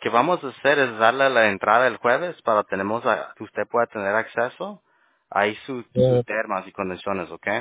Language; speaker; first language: Spanish; early bilingual, heritage; Spanish